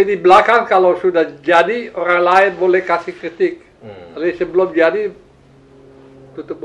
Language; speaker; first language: Indonesian; non-native, learner; Dutch